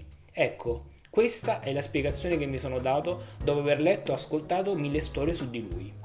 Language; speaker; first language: Italian; native; Italian